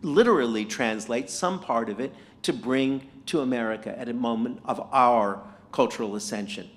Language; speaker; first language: English; native; English